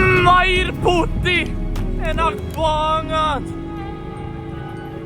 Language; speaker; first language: Indonesian; non-native, learner; Swedish